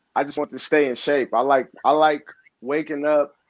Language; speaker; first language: English; native; English